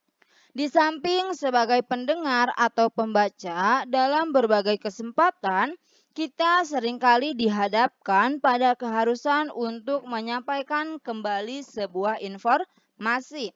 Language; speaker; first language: Indonesian; native; Indonesian